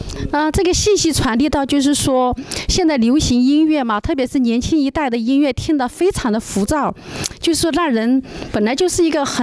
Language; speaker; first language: Chinese; native; Chinese